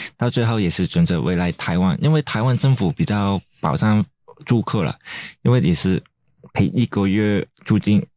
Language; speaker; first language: Chinese; non-native, fluent; Cantonese